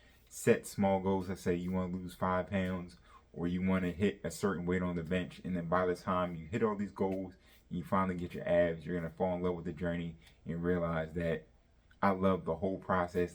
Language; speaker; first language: English; native; English